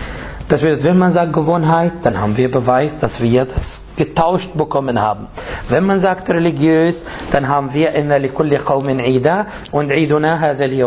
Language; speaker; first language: German; non-native, fluent; Arabic